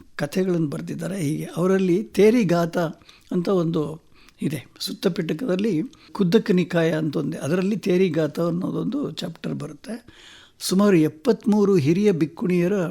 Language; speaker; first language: Kannada; native; Kannada